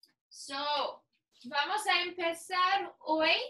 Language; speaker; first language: Spanish; non-native, learner; English